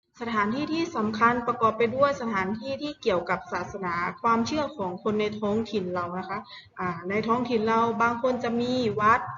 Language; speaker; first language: Thai; native; Thai